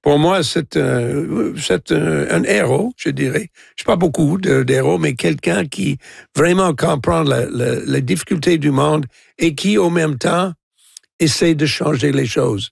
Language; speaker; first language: French; non-native, local second language; English